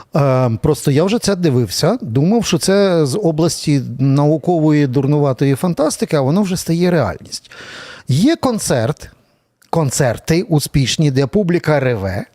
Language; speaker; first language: Ukrainian; native; Ukrainian